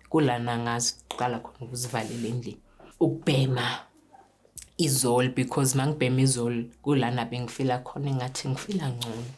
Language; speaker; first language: Zulu; non-native, local second language; Southern Sotho